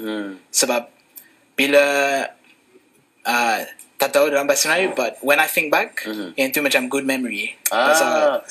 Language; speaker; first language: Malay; non-native, fluent; English